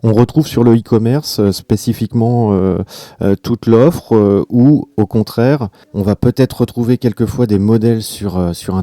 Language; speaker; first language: French; native; French